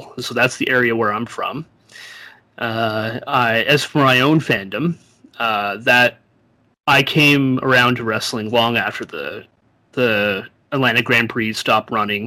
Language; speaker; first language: English; native; English